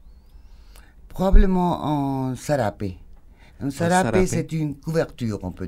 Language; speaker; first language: French; non-native, fluent; Spanish